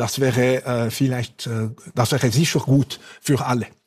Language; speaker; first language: German; non-native, local second language; French